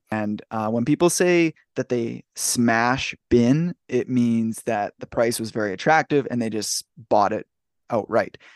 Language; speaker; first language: English; native; English